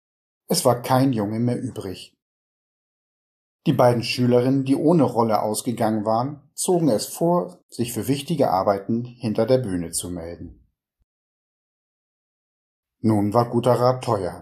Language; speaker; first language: German; native; German